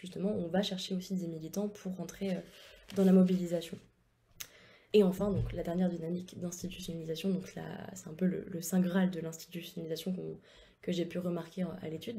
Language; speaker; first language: French; native; French